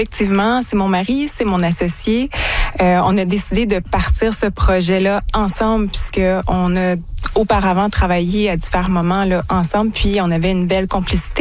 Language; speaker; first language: French; native; French